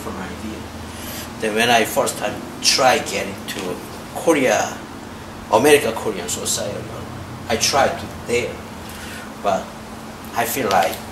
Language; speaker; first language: English; non-native, learner; Korean